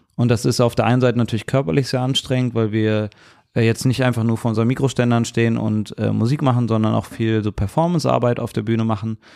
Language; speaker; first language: German; native; German